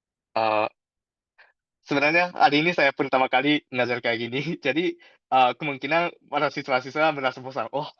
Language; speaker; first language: Indonesian; non-native, fluent; Japanese